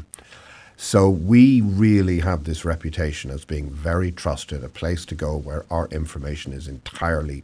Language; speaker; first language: English; native; English